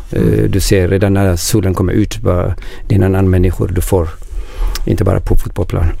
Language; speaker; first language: Swedish; non-native, learner; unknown